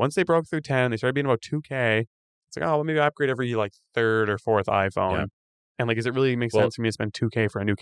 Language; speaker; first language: English; native; English